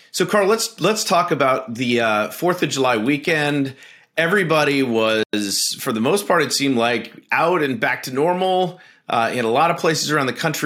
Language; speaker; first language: English; native; English